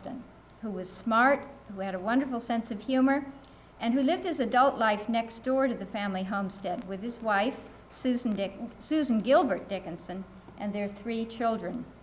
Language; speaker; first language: English; native; English